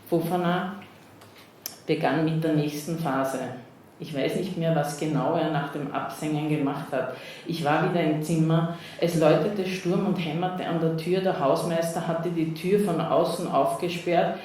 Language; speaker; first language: German; native; German